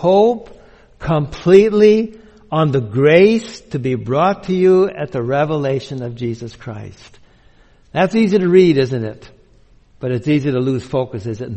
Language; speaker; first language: English; native; English